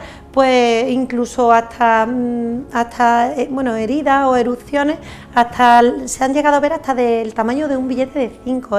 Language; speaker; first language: Spanish; native; Spanish